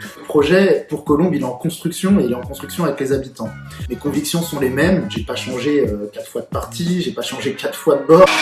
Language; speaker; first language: French; early bilingual, other home language; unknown